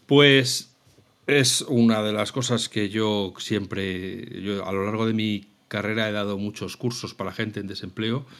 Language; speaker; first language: Spanish; native; Spanish